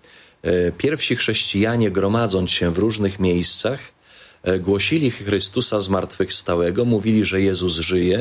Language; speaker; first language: Polish; native; Polish